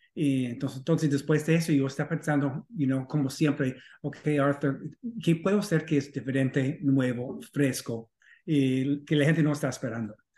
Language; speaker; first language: Spanish; non-native, fluent; English